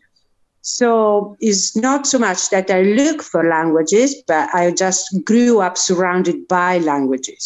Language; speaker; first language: English; non-native, fluent; Italian